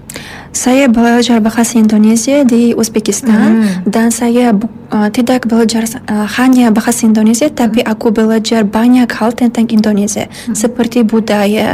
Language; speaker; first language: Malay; non-native, learner; Uzbek